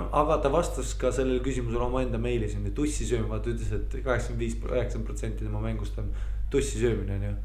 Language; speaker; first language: Estonian; native; Estonian